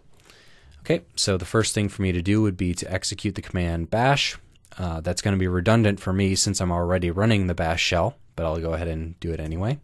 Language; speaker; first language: English; native; English